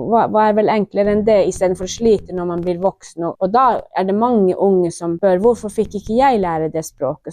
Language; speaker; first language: Norwegian; non-native, local second language; Northern Sami